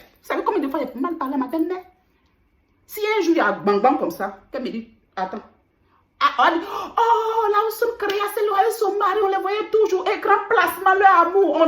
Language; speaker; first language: French; native; French